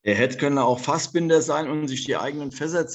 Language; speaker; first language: German; native; German